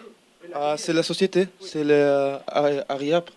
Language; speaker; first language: French; non-native, learner; Spanish